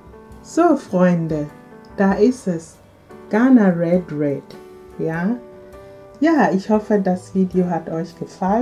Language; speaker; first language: German; non-native, fluent; Akan